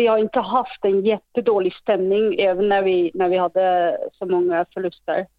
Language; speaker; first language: Swedish; non-native, fluent; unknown